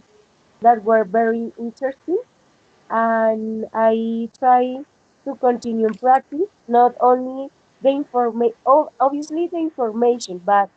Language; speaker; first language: English; non-native, learner; Spanish